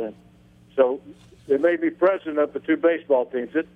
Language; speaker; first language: English; native; English